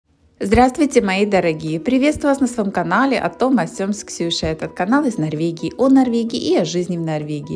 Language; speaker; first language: Russian; native; Russian